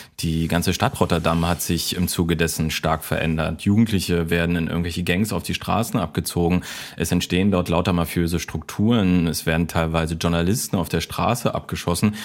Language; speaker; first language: German; native; German